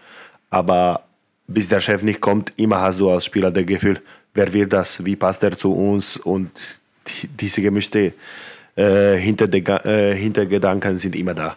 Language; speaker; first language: German; non-native, fluent; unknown